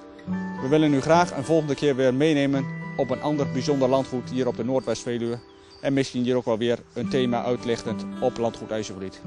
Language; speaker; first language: Dutch; native; Dutch